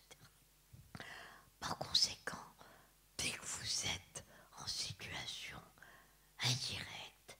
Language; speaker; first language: French; native; French